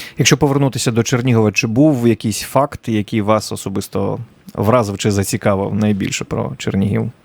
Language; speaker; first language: Ukrainian; native; Ukrainian